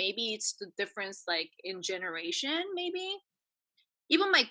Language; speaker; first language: English; native; English